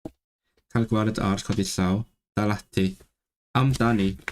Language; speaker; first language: Welsh; non-native, learner; Cantonese